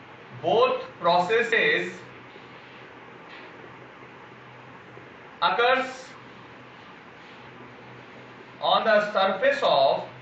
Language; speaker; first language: English; non-native, local second language; Hindi